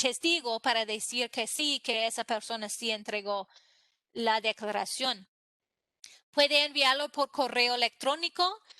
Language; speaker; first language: Spanish; non-native, fluent; English